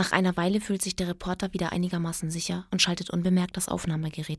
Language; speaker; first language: German; native; German